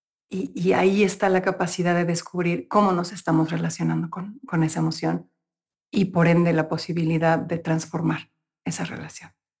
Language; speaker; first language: Spanish; native; Spanish